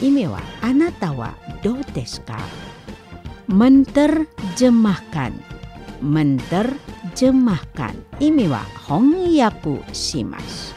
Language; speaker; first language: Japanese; non-native, fluent; Indonesian